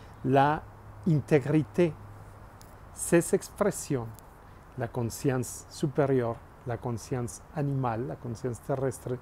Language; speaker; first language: French; non-native, learner; Spanish